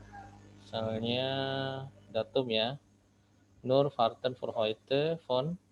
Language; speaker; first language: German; non-native, fluent; Indonesian